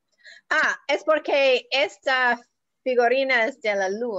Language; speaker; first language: Spanish; non-native, learner; English